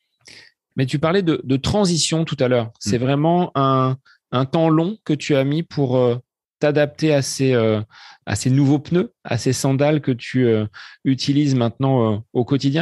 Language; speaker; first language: French; native; French